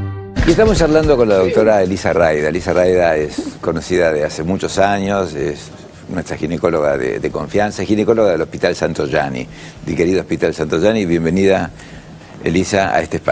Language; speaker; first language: Spanish; native; Spanish